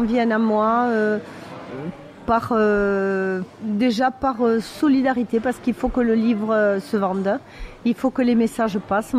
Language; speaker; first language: French; native; French